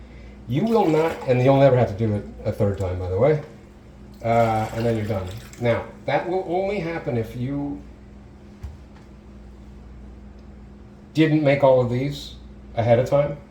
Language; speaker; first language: English; native; English